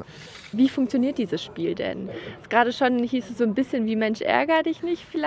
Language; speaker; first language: German; native; German